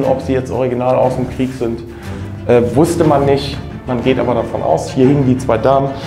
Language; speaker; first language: German; native; German